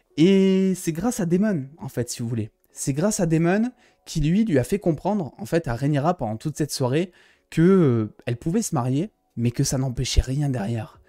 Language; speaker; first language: French; native; French